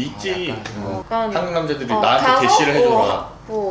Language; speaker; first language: Korean; native; Korean